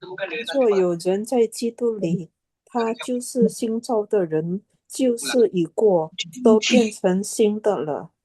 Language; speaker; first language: Chinese; non-native, learner; Indonesian